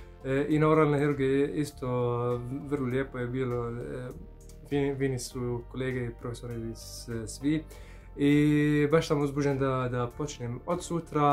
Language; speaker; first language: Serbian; non-native, learner; Arabic